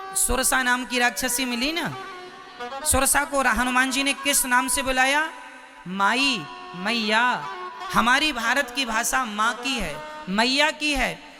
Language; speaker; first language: Hindi; native; Hindi